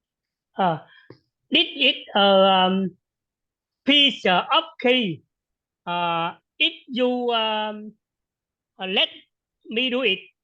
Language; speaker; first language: English; non-native, learner; Vietnamese